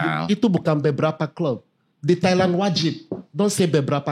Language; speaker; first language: Indonesian; non-native, fluent; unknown